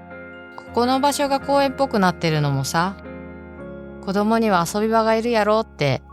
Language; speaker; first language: Japanese; native; Japanese